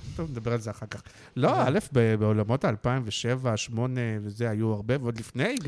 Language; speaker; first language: Hebrew; native; Hebrew